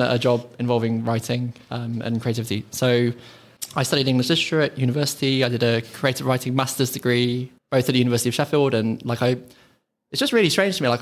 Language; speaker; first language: English; native; English